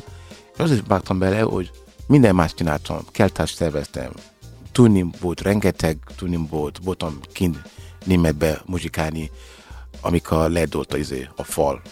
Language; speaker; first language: Hungarian; non-native, learner; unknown